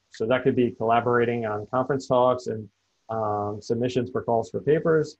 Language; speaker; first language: English; native; English